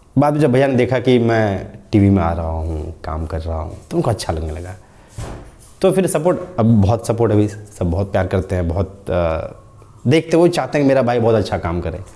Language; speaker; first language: Hindi; native; Hindi